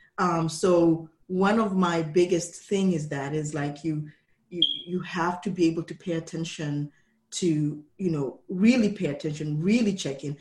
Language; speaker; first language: English; non-native, local second language; Kikuyu